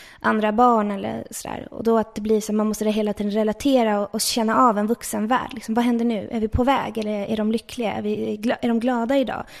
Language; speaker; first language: Swedish; early bilingual, other home language; Persian